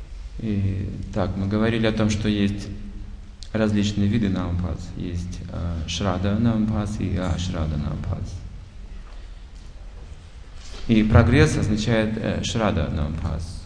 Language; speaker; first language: Russian; native; Russian